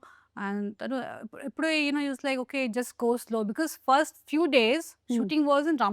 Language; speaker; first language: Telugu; non-native, local second language; Hindi